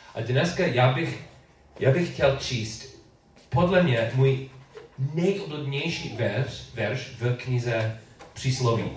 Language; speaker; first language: Czech; non-native, learner; English